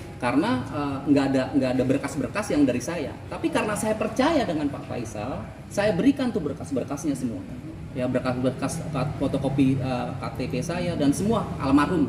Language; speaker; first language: Indonesian; native; Indonesian